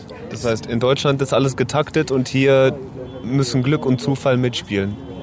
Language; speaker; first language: German; native; German